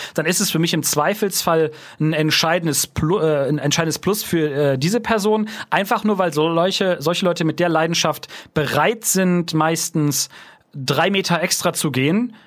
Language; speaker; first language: German; native; German